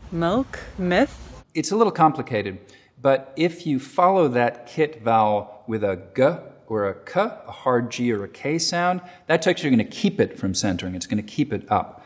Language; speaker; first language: English; native; English